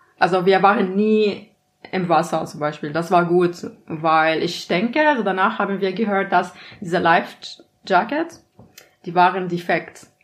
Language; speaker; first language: German; non-native, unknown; Arabic